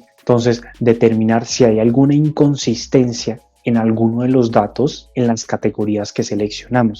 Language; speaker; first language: Spanish; native; Spanish